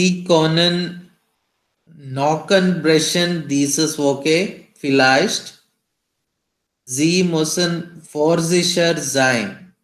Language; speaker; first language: German; non-native, learner; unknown